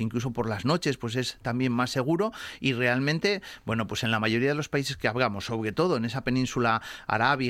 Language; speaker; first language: Spanish; native; Spanish